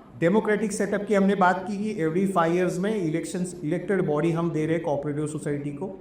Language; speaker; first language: Hindi; non-native, local second language; Marathi